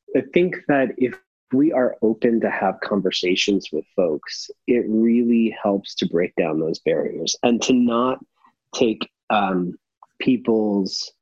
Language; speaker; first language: English; native; English